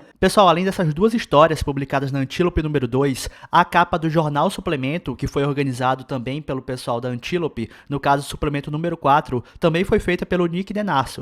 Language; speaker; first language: Portuguese; native; Portuguese